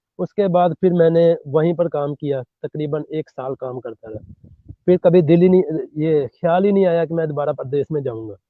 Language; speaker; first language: Urdu; non-native, local second language; Punjabi